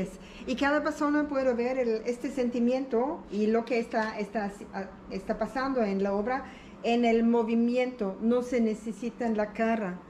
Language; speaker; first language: Spanish; non-native, learner; German